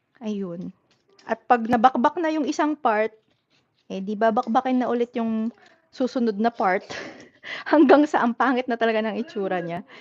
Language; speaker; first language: Filipino; native; Filipino